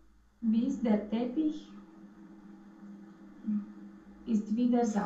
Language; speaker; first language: German; non-native, learner; Romanian